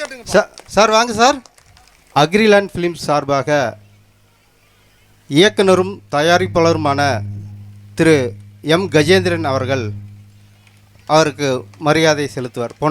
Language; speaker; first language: Tamil; native; Tamil